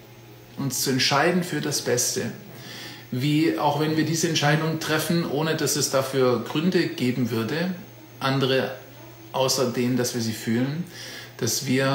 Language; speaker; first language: German; native; German